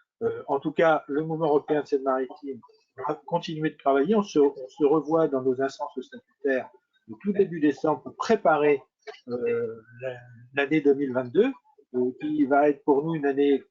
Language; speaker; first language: French; native; French